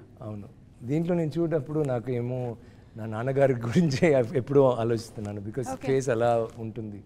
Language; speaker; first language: Telugu; non-native, learner; Tamil